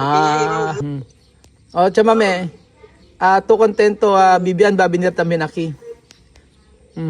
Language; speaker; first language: Spanish; non-native, learner; Filipino